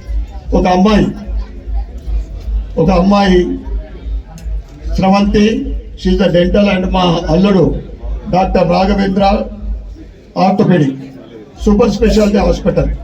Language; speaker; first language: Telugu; native; Telugu